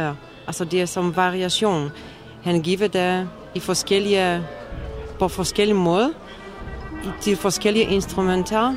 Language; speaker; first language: Danish; non-native, fluent; Polish